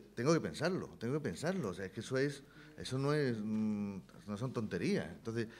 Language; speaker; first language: Spanish; native; Spanish